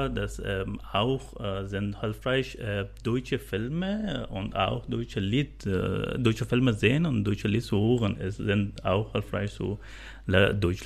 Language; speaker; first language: German; non-native, learner; Persian